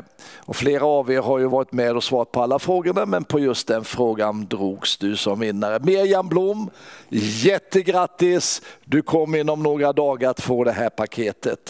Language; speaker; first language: Swedish; native; Swedish